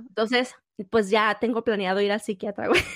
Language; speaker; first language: Spanish; native; Spanish